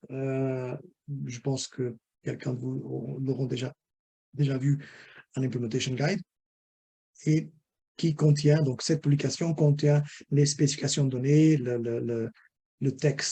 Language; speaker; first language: French; non-native, fluent; Portuguese